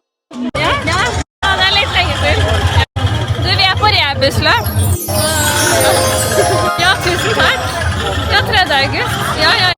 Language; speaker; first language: Norwegian; early bilingual, heritage; Filipino